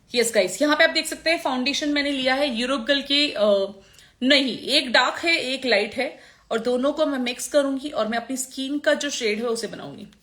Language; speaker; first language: Hindi; non-native, local second language; Gujarati